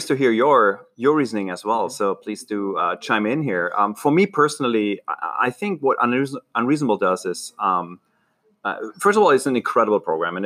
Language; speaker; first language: English; non-native, fluent; German